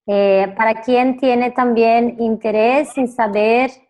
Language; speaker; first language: Spanish; non-native, fluent; Portuguese